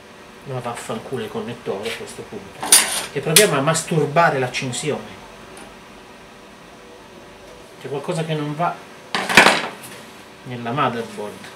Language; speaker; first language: Italian; native; Italian